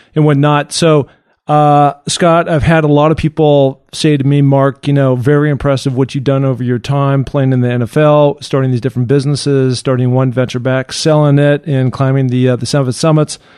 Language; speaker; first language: English; native; English